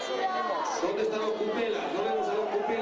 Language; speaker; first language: Spanish; native; Spanish